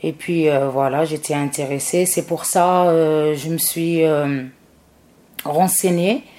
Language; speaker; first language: French; non-native, local second language; Arabic